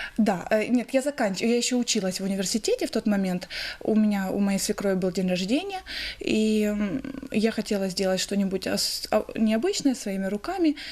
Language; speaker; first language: Russian; native; Russian